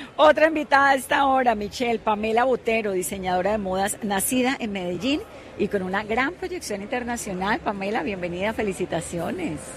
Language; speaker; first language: Spanish; native; Spanish